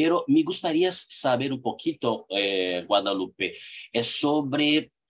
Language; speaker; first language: Spanish; non-native, fluent; Portuguese